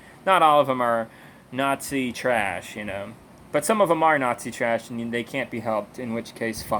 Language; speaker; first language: English; native; English